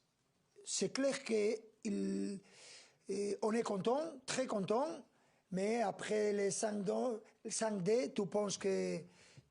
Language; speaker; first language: French; non-native, fluent; Spanish